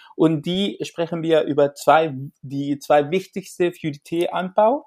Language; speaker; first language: German; non-native, fluent; Spanish